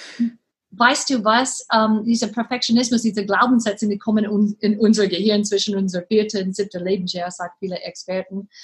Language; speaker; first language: German; non-native, learner; English